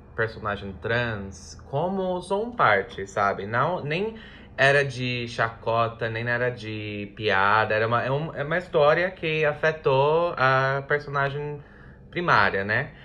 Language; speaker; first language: Portuguese; non-native, fluent; English